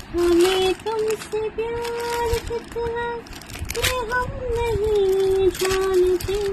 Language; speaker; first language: Hindi; non-native, local second language; Marathi